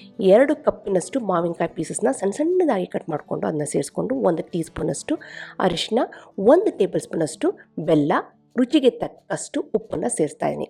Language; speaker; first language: Kannada; native; Kannada